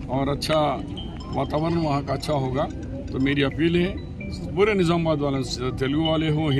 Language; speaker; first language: Hindi; non-native, local second language; Telugu